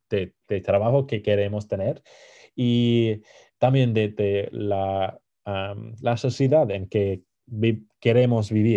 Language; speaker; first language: Spanish; non-native, fluent; English